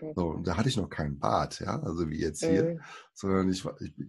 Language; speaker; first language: German; early bilingual, other home language; Portuguese